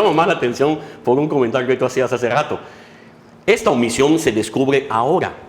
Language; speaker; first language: Spanish; native; Spanish